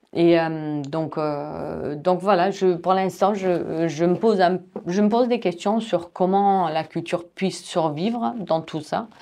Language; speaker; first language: French; non-native, fluent; German